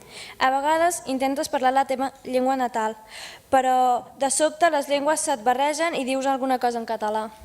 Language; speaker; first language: Catalan; early bilingual, other home language; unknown